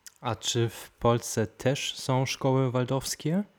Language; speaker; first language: Polish; non-native, fluent; German